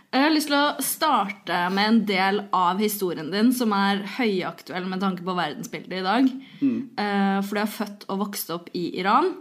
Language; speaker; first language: Norwegian; native; Norwegian